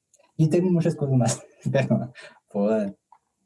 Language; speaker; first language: Spanish; early bilingual, heritage; English